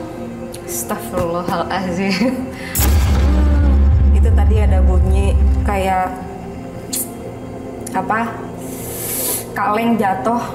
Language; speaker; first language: Indonesian; native; Indonesian